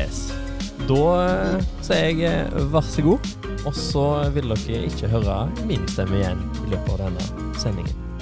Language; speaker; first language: Norwegian; native; Norwegian